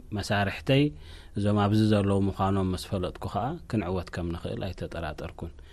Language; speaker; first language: Tigrinya; native; Tigrinya